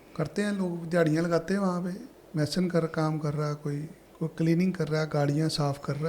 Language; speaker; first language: Hindi; non-native, local second language; Punjabi